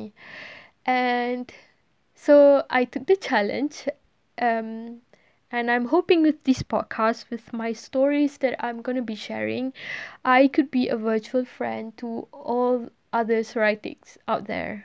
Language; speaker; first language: English; non-native, local second language; Malay